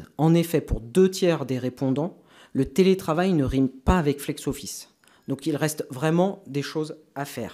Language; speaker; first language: French; native; French